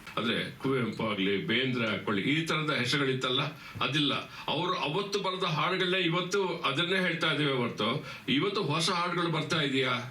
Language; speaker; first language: Kannada; native; Kannada